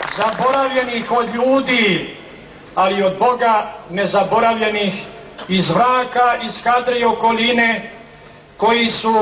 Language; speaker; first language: Serbian; native; Serbian